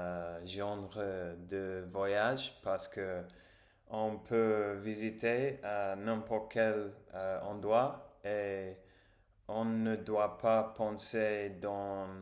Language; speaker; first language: French; non-native, learner; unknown